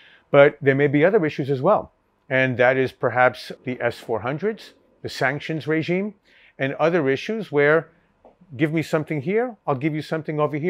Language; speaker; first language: English; early bilingual, other home language; Greek